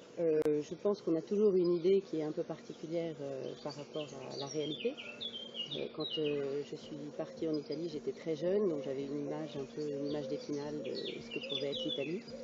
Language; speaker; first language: French; native; French